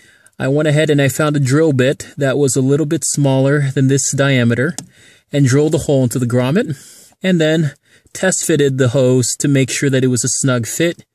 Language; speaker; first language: English; native; English